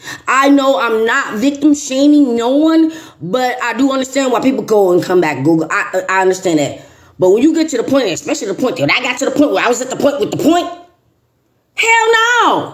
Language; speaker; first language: English; native; English